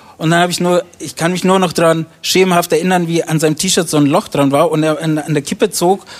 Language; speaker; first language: German; early bilingual, other home language; Romany